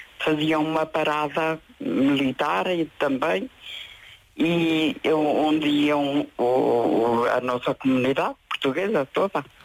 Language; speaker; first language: Portuguese; native; Portuguese